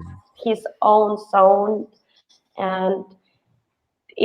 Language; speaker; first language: English; non-native, fluent; Spanish